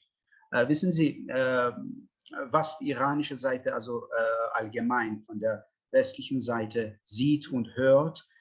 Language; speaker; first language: German; non-native, fluent; Persian